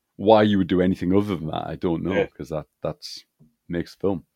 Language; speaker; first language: English; native; English